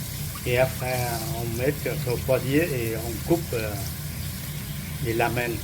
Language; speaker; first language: French; non-native, learner; Vietnamese